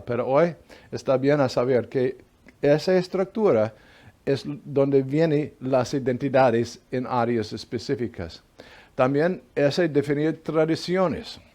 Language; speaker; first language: Spanish; non-native, fluent; English